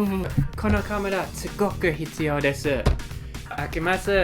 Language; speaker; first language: Japanese; non-native, learner; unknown